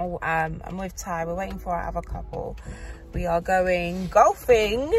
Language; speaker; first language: English; native; English